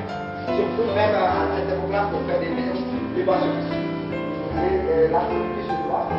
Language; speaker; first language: French; non-native, learner; Vietnamese